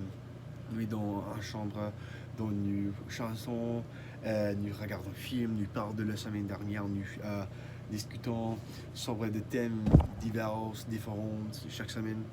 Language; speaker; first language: French; non-native, learner; English